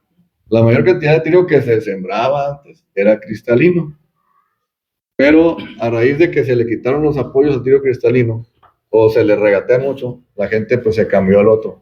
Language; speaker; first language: Spanish; native; Spanish